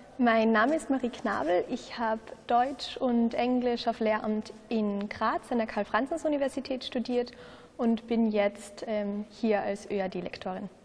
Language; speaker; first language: German; native; German